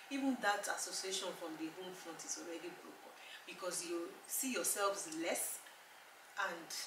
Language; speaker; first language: English; non-native, local second language; Yoruba